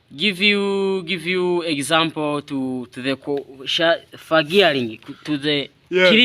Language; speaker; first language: English; non-native, learner; Swahili